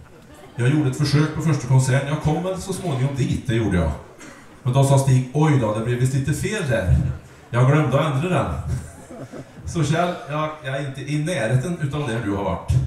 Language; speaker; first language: Swedish; native; Swedish